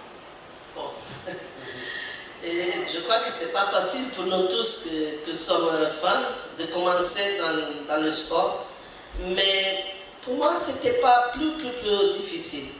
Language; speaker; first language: French; non-native, learner; Portuguese